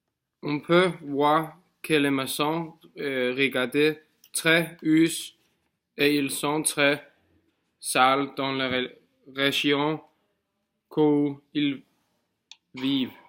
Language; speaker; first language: French; non-native, learner; Danish